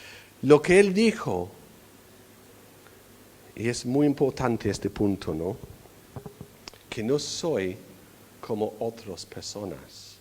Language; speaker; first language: Spanish; non-native, fluent; English